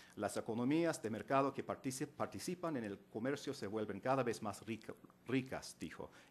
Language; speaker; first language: Spanish; non-native, fluent; English